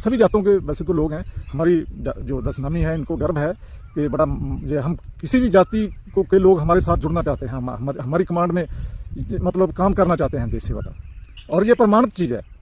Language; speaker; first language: Hindi; non-native, local second language; Punjabi